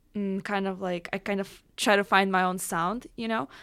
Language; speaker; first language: English; non-native, fluent; Russian